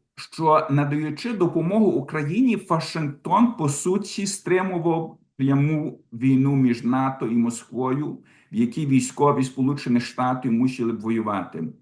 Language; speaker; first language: Ukrainian; early bilingual, heritage; Ukrainian